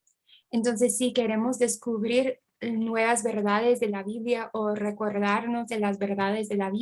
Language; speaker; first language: Spanish; non-native, fluent; English